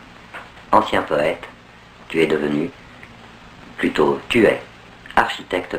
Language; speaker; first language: French; native; French